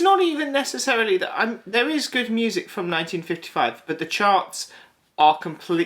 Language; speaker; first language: English; native; English